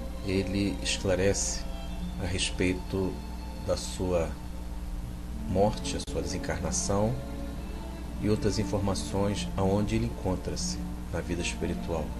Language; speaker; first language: Portuguese; native; Portuguese